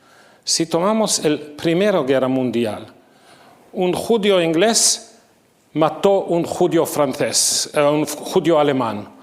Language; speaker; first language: Spanish; non-native, fluent; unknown